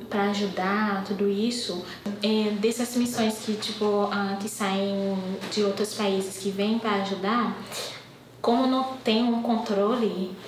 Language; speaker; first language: Portuguese; non-native, fluent; Haitian Creole